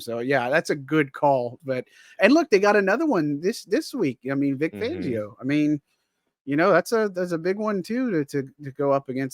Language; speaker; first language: English; native; English